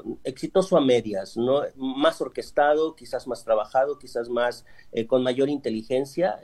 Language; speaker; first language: Spanish; native; Spanish